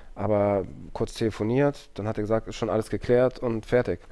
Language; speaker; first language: German; native; German